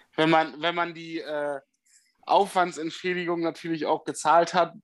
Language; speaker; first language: German; native; German